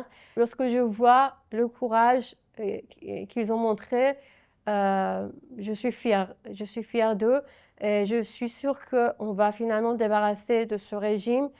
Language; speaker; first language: French; non-native, fluent; Persian